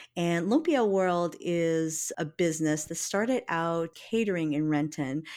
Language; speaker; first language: English; native; English